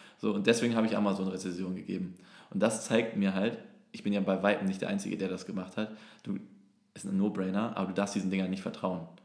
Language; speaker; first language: German; native; German